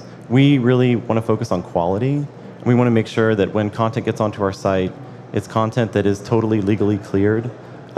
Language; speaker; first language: English; native; English